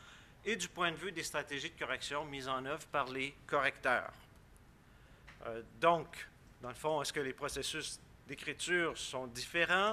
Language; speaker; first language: French; native; French